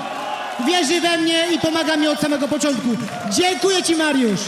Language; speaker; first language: Polish; native; Polish